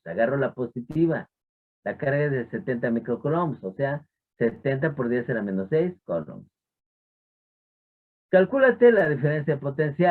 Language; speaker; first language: Spanish; native; Spanish